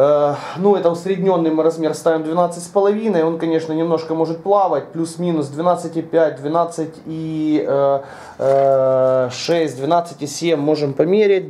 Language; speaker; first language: Russian; native; Russian